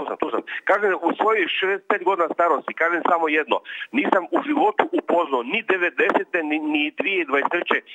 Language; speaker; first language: Croatian; native; Croatian